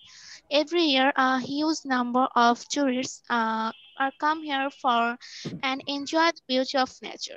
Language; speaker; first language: English; non-native, learner; Bangla